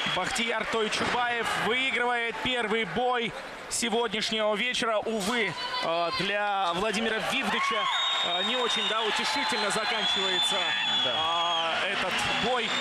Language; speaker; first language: Russian; native; Russian